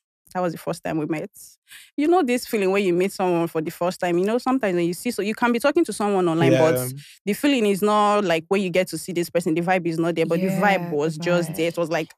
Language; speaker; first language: English; non-native, local second language; Igbo